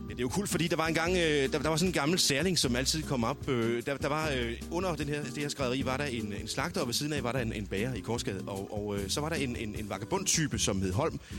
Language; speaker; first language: Danish; native; Danish